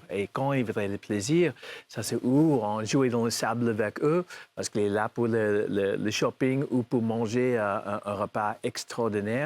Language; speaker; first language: French; non-native, fluent; English